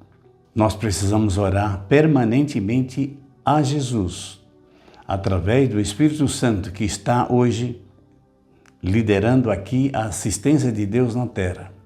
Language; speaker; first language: Portuguese; native; Portuguese